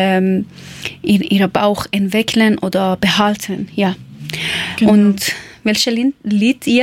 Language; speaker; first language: German; non-native, learner; Persian